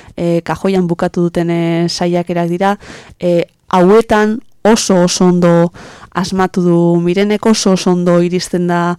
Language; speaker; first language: Basque; native; Basque